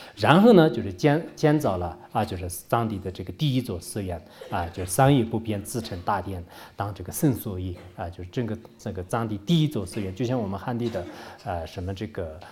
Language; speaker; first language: Chinese; non-native, local second language; Tibetan